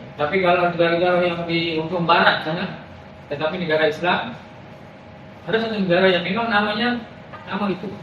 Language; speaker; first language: Malay; native; Malay